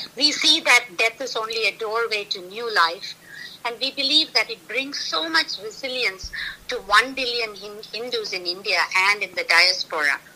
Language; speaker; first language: English; non-native, local second language; Tamil